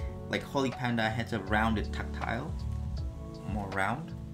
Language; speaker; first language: English; non-native, fluent; Vietnamese